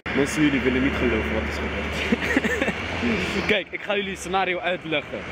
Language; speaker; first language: Dutch; early bilingual, other home language; Riffian